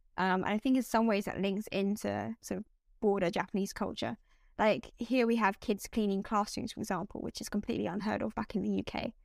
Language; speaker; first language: English; native; English